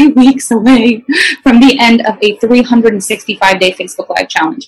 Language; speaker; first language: English; non-native, fluent; French